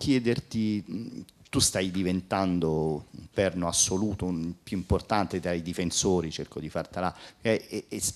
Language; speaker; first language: Italian; native; Italian